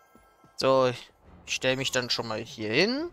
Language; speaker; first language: German; native; German